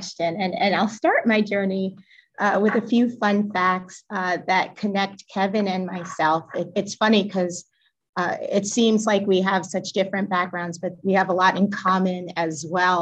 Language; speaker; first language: English; native; English